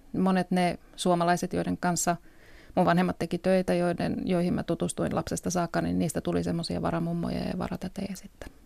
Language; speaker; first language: Finnish; early bilingual, heritage; Finnish